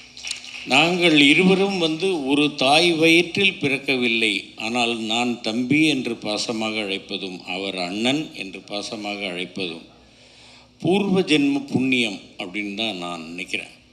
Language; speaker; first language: Tamil; native; Tamil